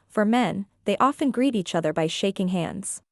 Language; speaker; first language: English; non-native, learner; Vietnamese